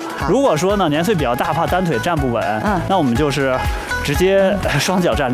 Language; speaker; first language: Chinese; native; Chinese